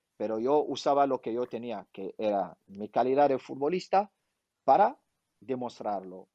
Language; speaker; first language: Spanish; non-native, fluent; French